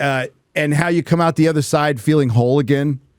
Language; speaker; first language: English; native; English